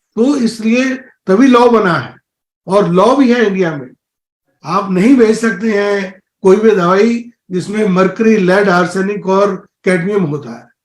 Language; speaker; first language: Hindi; native; Hindi